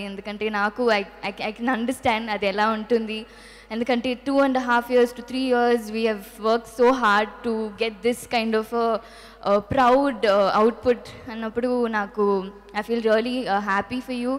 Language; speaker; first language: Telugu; non-native, local second language; Tamil